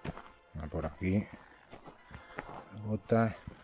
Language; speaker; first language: Spanish; native; Spanish